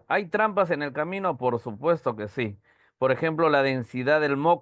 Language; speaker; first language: Spanish; native; Spanish